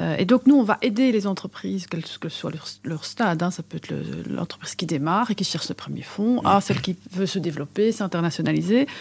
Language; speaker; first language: French; native; French